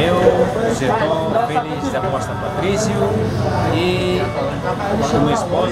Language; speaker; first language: Portuguese; non-native, learner; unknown